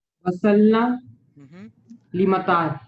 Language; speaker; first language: Arabic; non-native, learner; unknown